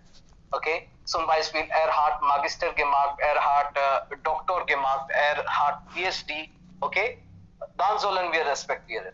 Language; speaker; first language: German; non-native, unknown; Hindi